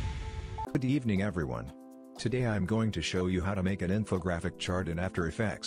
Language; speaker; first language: English; non-native, fluent; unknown